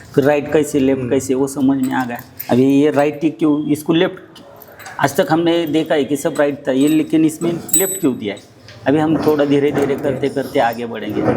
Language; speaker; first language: Hindi; non-native, local second language; Marathi